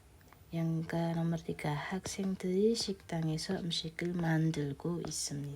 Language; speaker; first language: Korean; non-native, fluent; Indonesian